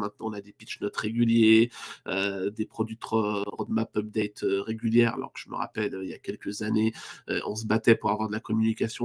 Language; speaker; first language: French; native; French